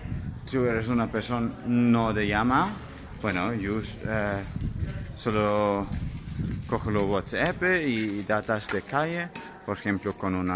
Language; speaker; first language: Spanish; non-native, learner; German